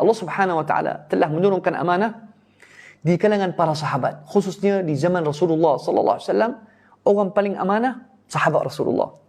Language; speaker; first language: Malay; non-native, fluent; Arabic